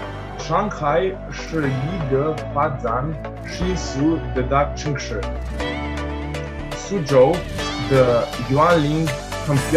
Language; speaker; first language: Chinese; non-native, learner; Slovenian